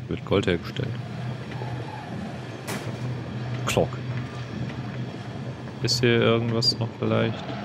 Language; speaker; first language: German; native; German